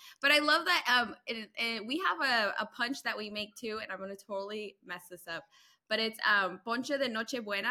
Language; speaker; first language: English; native; English